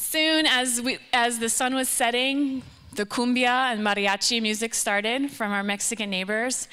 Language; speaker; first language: English; native; English